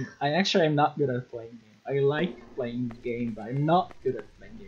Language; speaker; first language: English; non-native, learner; Japanese